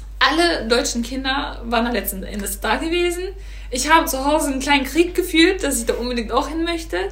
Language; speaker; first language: German; early bilingual, other home language; Turkish